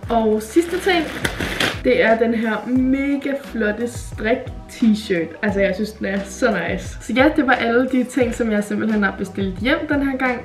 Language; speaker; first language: Danish; native; Danish